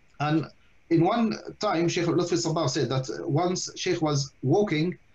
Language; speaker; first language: English; non-native, fluent; Arabic